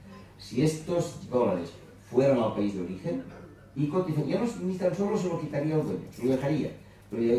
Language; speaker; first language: Spanish; non-native, local second language; Catalan